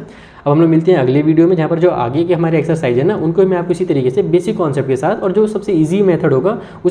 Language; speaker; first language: Hindi; native; Hindi